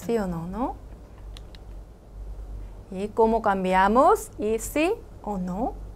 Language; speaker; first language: Spanish; non-native, learner; Korean